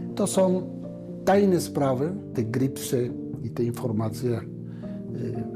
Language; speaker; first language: Polish; early bilingual, heritage; Spanish